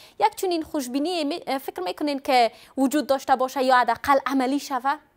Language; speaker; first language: Persian; native; Persian